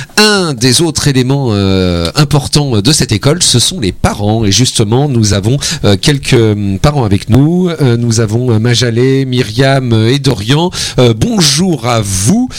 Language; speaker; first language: French; native; French